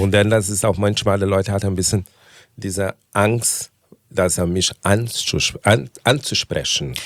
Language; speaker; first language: German; non-native, fluent; Portuguese